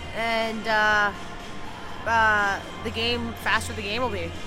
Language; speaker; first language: English; native; English